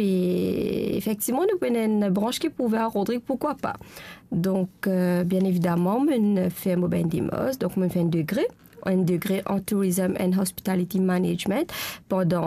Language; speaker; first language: French; non-native, local second language; Morisyen